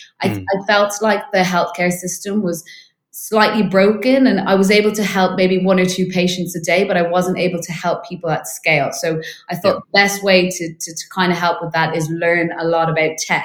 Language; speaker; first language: English; native; English